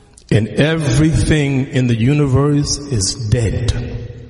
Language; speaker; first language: English; native; English